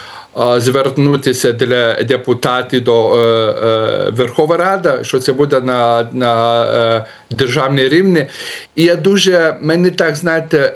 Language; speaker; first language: Ukrainian; non-native, learner; Lithuanian